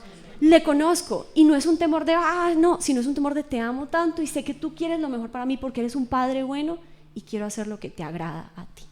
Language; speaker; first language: Spanish; native; Spanish